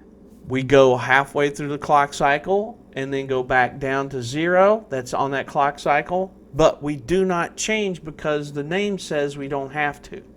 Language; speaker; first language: English; native; English